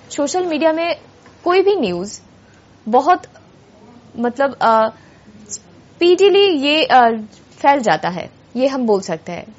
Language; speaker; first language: Hindi; non-native, local second language; Bangla